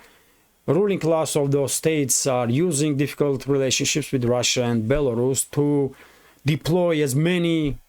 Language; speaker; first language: English; non-native, fluent; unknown